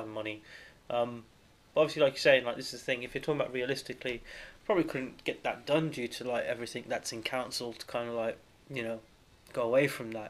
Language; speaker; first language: English; native; English